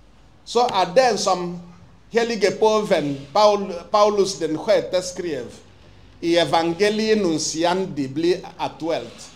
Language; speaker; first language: Swedish; non-native, fluent; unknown